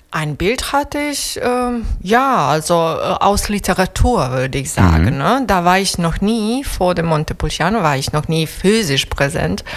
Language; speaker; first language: German; non-native, fluent; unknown